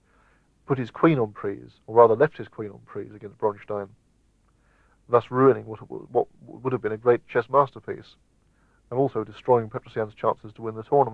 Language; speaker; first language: English; native; English